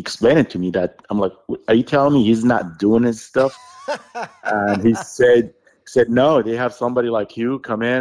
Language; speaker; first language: English; non-native, fluent; Arabic